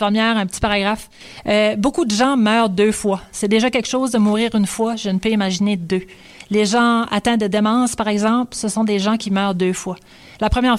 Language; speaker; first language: French; native; French